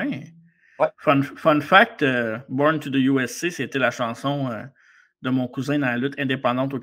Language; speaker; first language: French; native; French